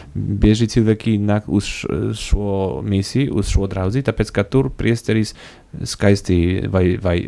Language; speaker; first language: Latvian; non-native, fluent; Polish